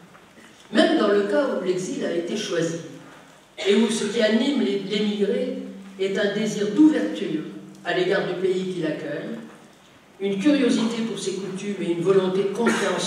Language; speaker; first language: French; native; French